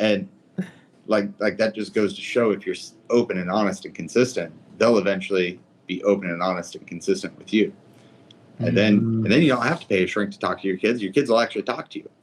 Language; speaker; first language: English; native; English